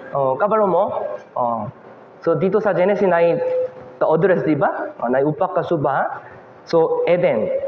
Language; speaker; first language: Cebuano; non-native, fluent; Korean